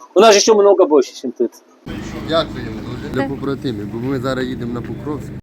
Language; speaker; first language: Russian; non-native, learner; Dutch